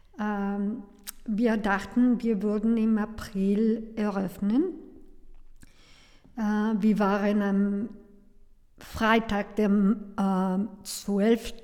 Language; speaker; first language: German; non-native, learner; Spanish